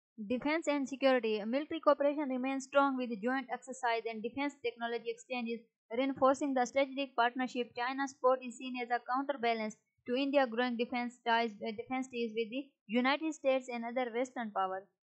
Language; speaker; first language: English; non-native, local second language; Urdu